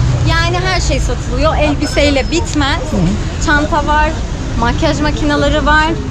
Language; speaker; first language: Turkish; non-native, fluent; Persian